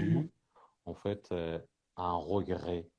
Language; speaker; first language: French; non-native, fluent; Persian